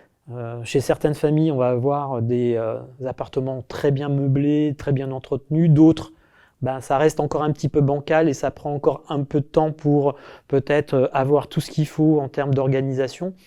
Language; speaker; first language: French; native; French